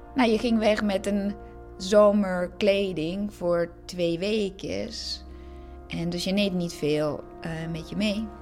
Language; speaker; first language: Dutch; non-native, fluent; Croatian